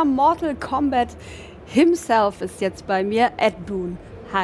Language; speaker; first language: German; native; German